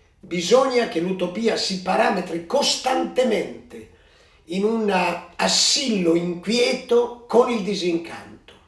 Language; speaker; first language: Italian; early bilingual, other home language; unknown